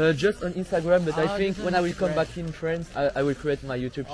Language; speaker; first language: English; non-native, learner; French